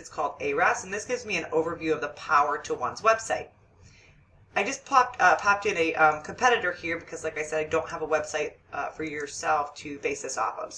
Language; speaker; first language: English; native; English